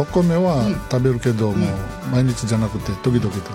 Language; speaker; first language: Japanese; non-native, learner; Fijian